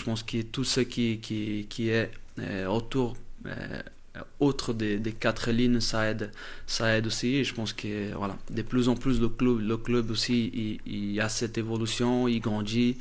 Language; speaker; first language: French; non-native, fluent; Portuguese